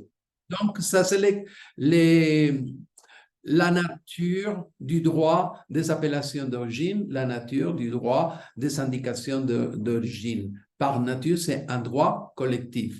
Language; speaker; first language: French; non-native, fluent; Spanish